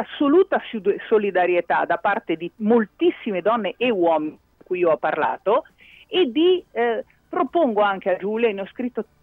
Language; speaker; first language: Italian; native; Italian